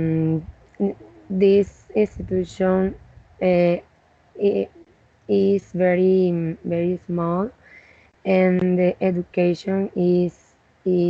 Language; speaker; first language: English; non-native, learner; Spanish